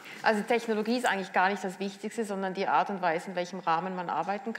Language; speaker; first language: German; native; German